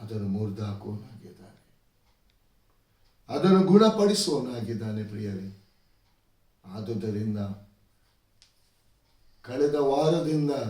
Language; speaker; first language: Kannada; native; Kannada